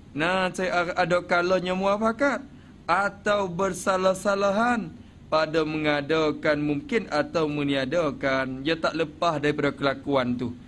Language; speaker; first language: Malay; native; Malay